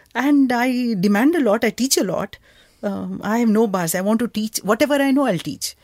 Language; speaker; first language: English; non-native, local second language; Kannada